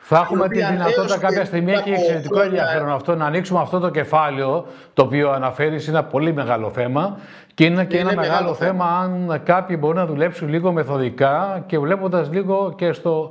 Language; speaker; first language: Greek; native; Greek